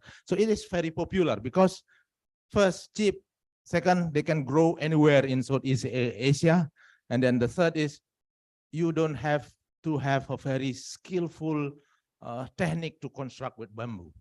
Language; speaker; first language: English; non-native, fluent; Indonesian